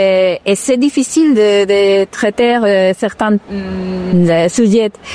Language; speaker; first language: French; non-native, fluent; Spanish